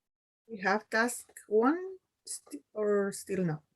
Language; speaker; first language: English; non-native, learner; Spanish